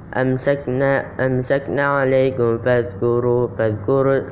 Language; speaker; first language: Arabic; non-native, learner; Indonesian